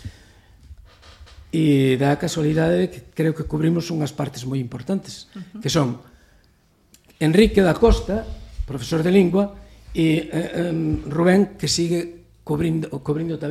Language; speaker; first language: Galician; native; Galician